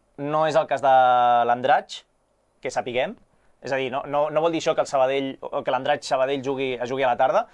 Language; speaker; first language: Catalan; native; Catalan